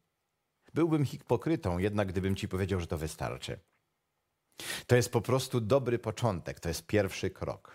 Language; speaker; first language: Polish; native; Polish